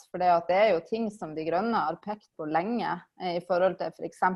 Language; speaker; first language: Norwegian; native; Norwegian